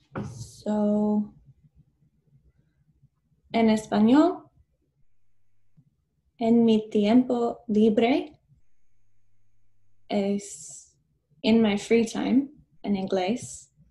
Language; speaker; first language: Spanish; non-native, learner; English